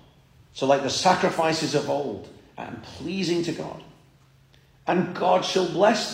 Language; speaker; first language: English; native; English